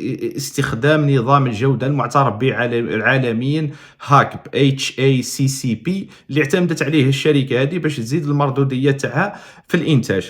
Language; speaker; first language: Arabic; native; Arabic